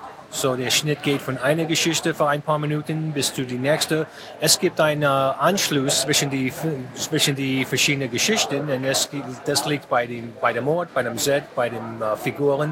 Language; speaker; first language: German; non-native, fluent; English